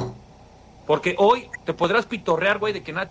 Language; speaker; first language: Spanish; native; Spanish